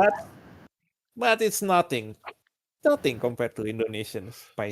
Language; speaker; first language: English; non-native, learner; Indonesian